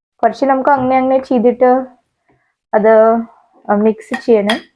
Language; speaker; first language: Malayalam; native; Malayalam